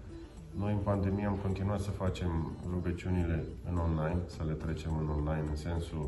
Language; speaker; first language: Romanian; non-native, local second language; Crimean Tatar